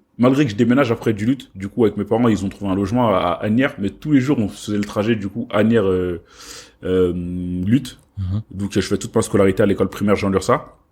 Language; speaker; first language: French; early bilingual, other home language; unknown